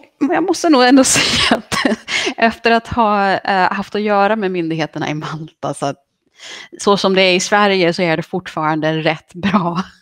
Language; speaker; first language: Swedish; early bilingual, other home language; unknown